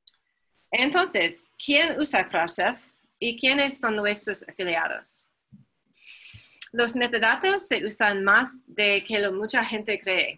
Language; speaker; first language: Spanish; non-native, fluent; English